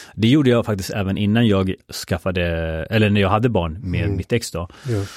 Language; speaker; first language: Swedish; early bilingual, other home language; Spanish